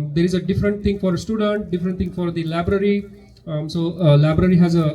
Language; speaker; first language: English; non-native, local second language; Marathi